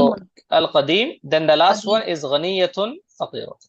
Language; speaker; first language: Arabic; non-native, fluent; Urdu